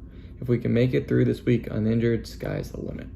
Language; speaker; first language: English; native; English